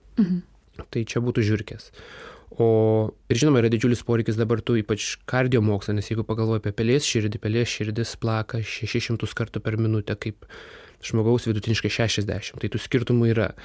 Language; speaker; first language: Lithuanian; native; Lithuanian